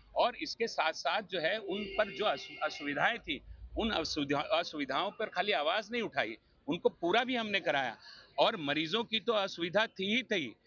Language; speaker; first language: Hindi; native; Hindi